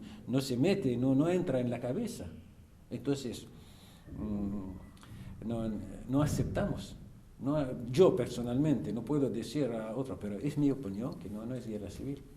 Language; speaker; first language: Spanish; non-native, fluent; Arabic